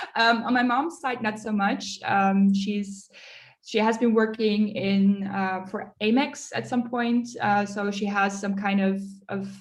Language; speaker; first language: English; early bilingual, other home language; Dutch